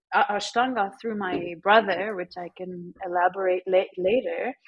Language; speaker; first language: English; early bilingual, other home language; Persian